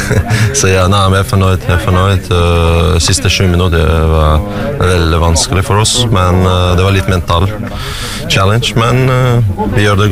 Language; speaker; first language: Norwegian; non-native, fluent; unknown